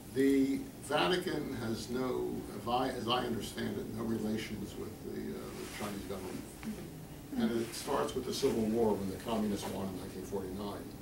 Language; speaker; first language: English; native; English